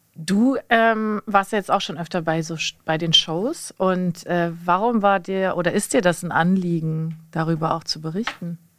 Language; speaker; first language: German; native; German